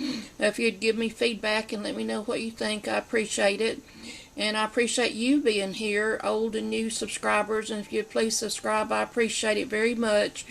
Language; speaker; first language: English; native; English